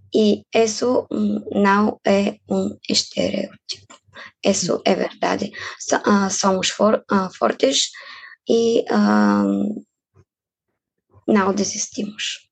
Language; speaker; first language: Portuguese; non-native, fluent; Bulgarian